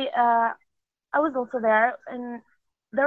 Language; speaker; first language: English; non-native, fluent; Spanish